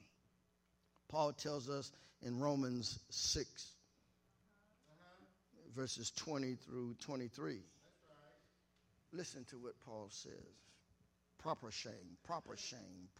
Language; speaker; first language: English; native; English